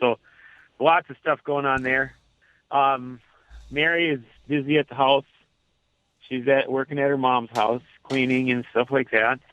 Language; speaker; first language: English; native; English